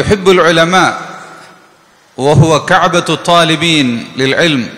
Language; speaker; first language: Arabic; non-native, fluent; Malayalam